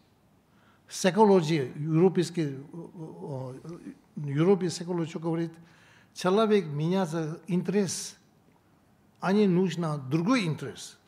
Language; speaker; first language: Russian; non-native, learner; Tibetan